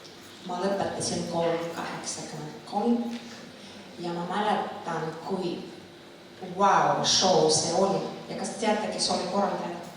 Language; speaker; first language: Estonian; non-native, local second language; Russian